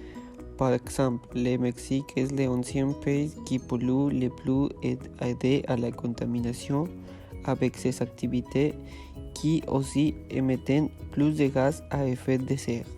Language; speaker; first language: French; non-native, learner; Spanish